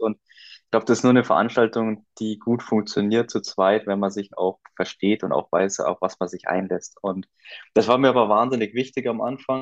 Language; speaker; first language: German; native; German